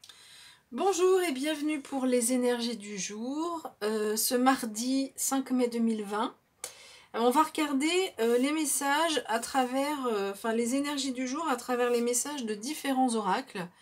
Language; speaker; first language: French; native; French